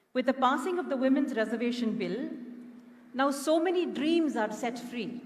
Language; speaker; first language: English; non-native, local second language; Malayalam